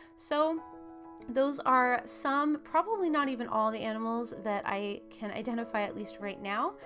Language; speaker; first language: English; native; English